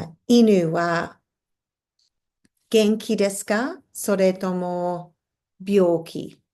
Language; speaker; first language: Japanese; non-native, fluent; English